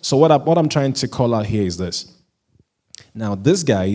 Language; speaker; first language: English; non-native, local second language; Yoruba